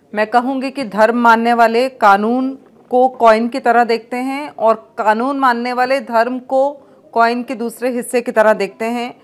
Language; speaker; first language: Hindi; native; Hindi